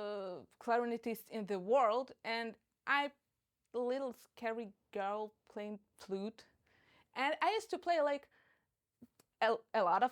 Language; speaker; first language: English; non-native, fluent; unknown